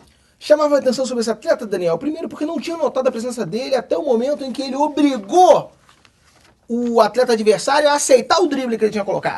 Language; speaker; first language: Portuguese; native; Portuguese